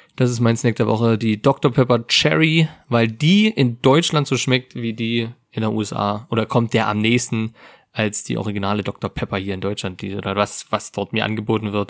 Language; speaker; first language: German; native; German